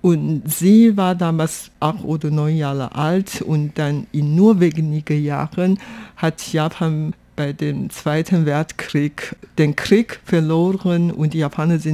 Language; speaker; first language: German; non-native, fluent; Chinese